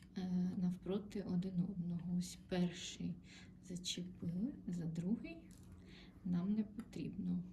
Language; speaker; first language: Ukrainian; non-native, local second language; Russian